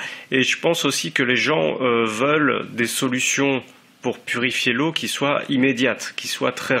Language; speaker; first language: French; native; French